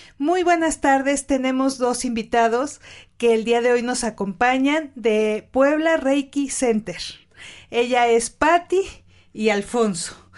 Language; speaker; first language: Spanish; native; Spanish